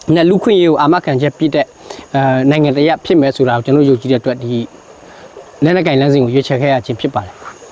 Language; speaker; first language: Burmese; non-native, local second language; S'gaw Karen